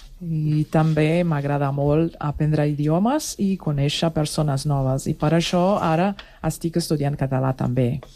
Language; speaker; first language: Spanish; non-native, fluent; Portuguese